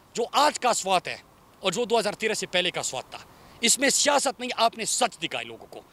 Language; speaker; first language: Urdu; non-native, local second language; Pashto